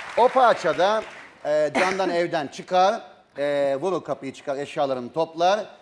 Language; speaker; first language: Turkish; native; Turkish